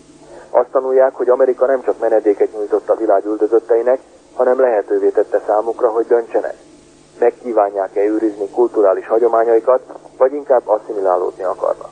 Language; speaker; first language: Hungarian; native; Hungarian